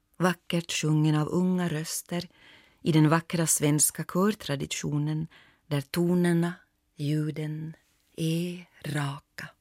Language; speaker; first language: Swedish; native; Swedish